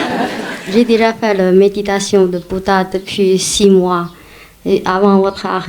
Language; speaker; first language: French; non-native, learner; Chinese